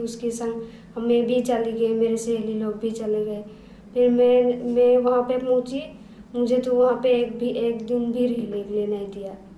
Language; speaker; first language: Hindi; non-native, local second language; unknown